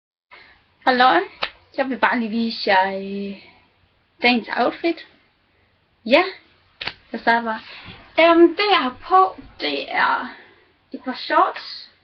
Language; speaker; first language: Danish; native; Danish